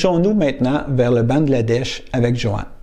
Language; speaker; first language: French; native; French